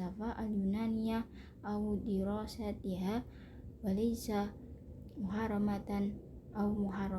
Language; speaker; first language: Arabic; non-native, learner; Indonesian